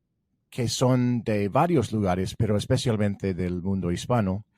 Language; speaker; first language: Spanish; non-native, fluent; English